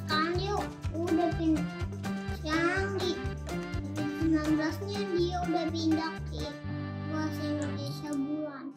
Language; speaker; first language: Indonesian; early bilingual, heritage; Indonesian